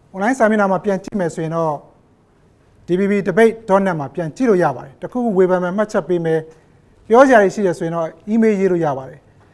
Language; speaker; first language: Burmese; native; Burmese